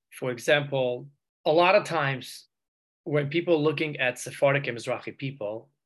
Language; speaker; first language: English; non-native, fluent; Uzbek